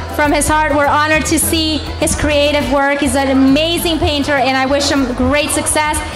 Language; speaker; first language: English; early bilingual, other home language; Spanish